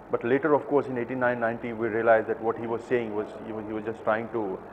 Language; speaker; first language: English; non-native, local second language; Kashmiri